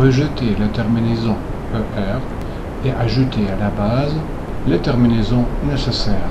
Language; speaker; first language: French; non-native, fluent; Russian